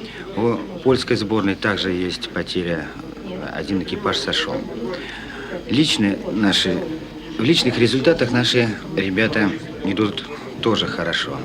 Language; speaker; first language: Russian; native; Russian